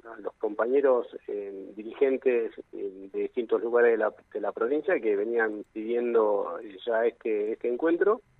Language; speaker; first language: Spanish; native; Spanish